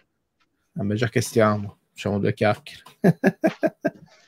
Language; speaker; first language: Italian; native; Italian